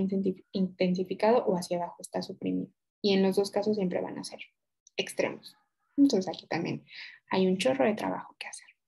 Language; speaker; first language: Spanish; native; Spanish